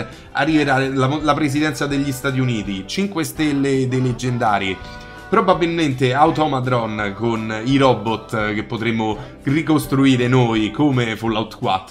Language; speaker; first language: Italian; native; Italian